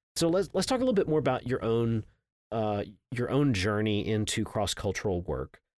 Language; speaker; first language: English; native; English